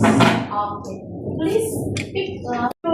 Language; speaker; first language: English; non-native, fluent; Indonesian